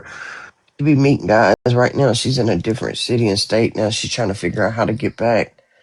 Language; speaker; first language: English; native; English